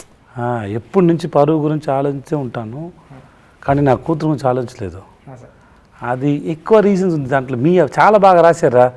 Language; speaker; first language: Telugu; non-native, learner; Tamil